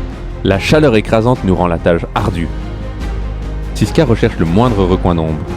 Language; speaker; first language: French; native; French